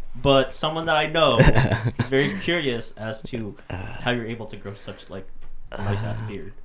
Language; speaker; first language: English; native; English